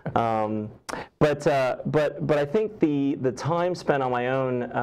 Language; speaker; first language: English; native; English